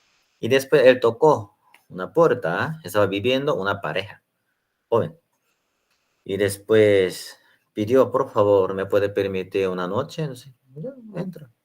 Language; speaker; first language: Spanish; non-native, learner; Korean